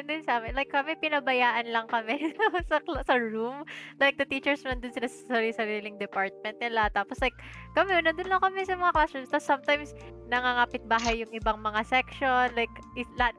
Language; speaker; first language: English; non-native, local second language; Filipino